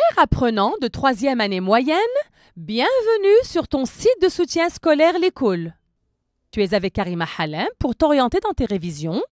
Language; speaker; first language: French; non-native, local second language; Arabic